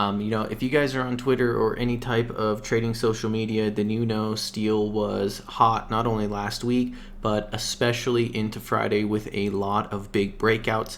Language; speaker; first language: English; native; English